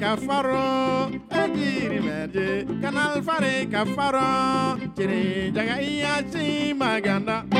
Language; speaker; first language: English; non-native, learner; Bambara